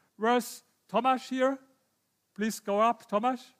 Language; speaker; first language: English; non-native, fluent; German